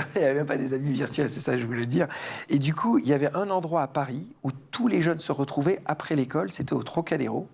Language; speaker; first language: French; early bilingual, other home language; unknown